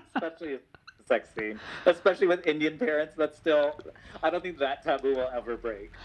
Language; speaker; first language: English; native; English